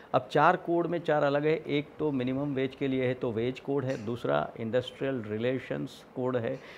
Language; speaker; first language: Hindi; non-native, local second language; Gujarati